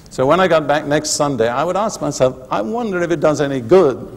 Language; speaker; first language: English; native; English